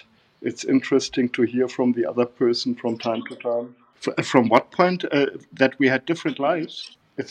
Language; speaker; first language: English; non-native, fluent; German